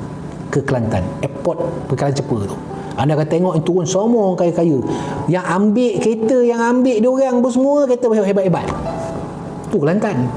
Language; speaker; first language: Malay; native; Malay